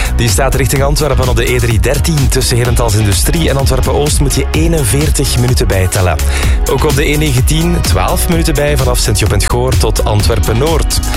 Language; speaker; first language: Dutch; native; Dutch